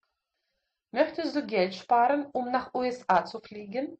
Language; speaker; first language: German; non-native, fluent; Russian